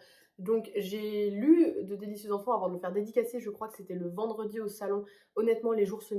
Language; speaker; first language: French; native; French